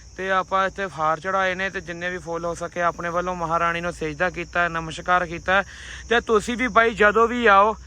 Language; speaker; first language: Punjabi; native; Punjabi